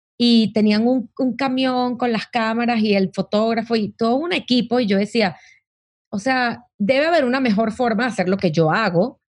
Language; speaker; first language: Spanish; native; Spanish